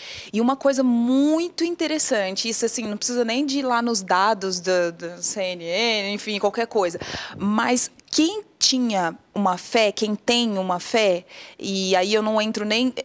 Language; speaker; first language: Portuguese; native; Portuguese